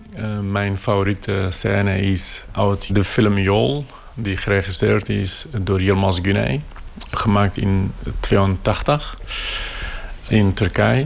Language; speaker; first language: Dutch; non-native, fluent; Kurdish